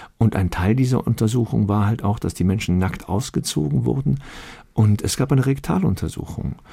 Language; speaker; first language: German; early bilingual, other home language; Turkish